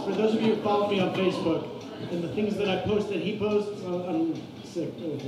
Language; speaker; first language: English; native; English